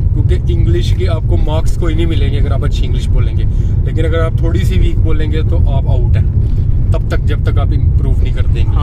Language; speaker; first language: Urdu; non-native, local second language; Punjabi